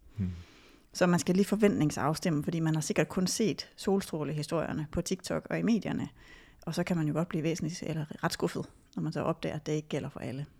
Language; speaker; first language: Danish; native; Danish